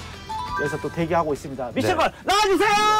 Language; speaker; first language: Korean; native; Korean